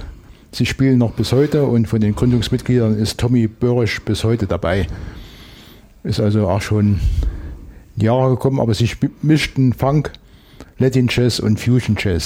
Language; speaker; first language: German; native; German